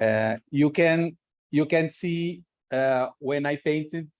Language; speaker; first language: English; non-native, learner; Portuguese